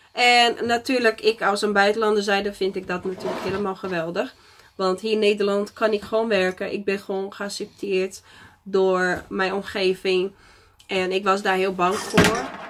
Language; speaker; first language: Dutch; non-native, fluent; Portuguese